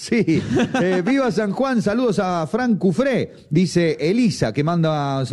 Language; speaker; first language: Spanish; native; Spanish